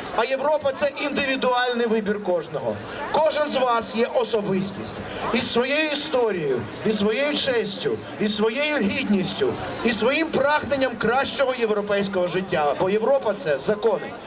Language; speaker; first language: Ukrainian; native; Ukrainian